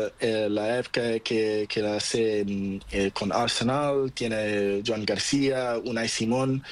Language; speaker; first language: Spanish; non-native, learner; Portuguese